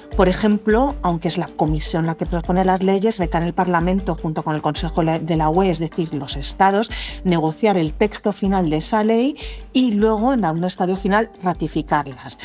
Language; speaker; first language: Spanish; native; Spanish